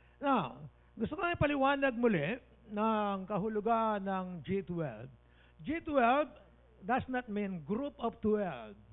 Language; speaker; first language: Filipino; native; Filipino